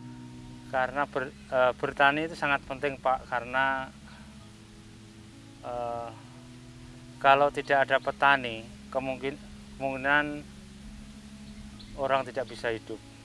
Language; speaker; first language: Indonesian; non-native, local second language; Javanese